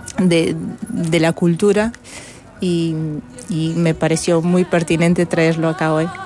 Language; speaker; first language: Spanish; non-native, fluent; Portuguese